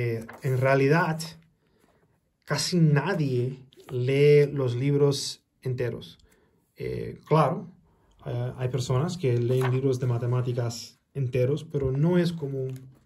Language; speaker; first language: Spanish; early bilingual, heritage; Spanish